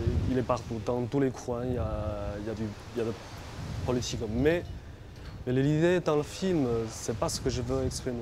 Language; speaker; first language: French; non-native, fluent; Chinese